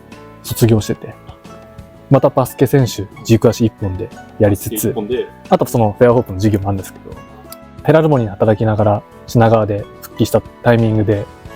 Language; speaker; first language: Japanese; native; Japanese